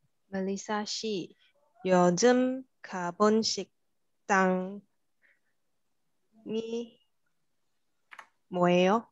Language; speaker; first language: Korean; non-native, learner; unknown